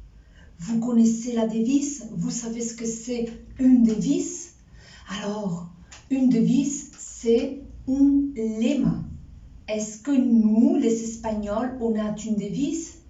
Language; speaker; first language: French; non-native, fluent; Spanish